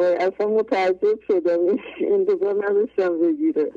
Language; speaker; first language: Persian; native; Persian